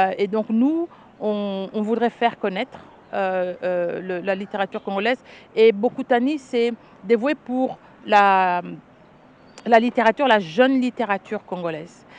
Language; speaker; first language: French; non-native, local second language; Lingala